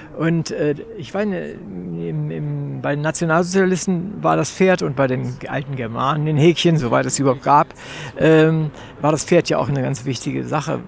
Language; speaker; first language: German; native; German